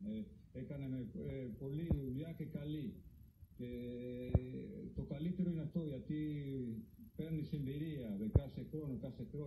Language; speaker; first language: Greek; non-native, learner; Spanish